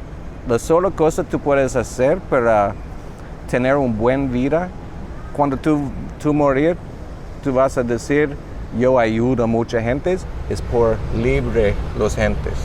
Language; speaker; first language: Spanish; non-native, learner; English